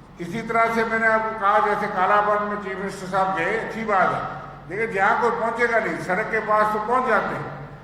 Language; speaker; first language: Urdu; non-native, local second language; Dogri